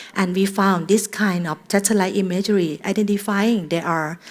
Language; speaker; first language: English; non-native, fluent; Thai